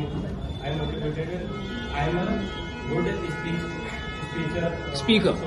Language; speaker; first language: English; non-native, learner; Hindi